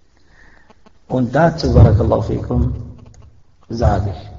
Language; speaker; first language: German; non-native, fluent; Arabic